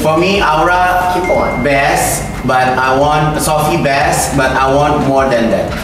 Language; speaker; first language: English; non-native, learner; Indonesian